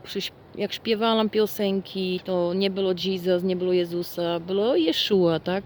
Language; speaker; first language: Polish; non-native, fluent; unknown